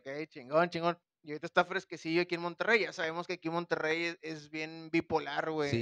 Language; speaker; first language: Spanish; native; Spanish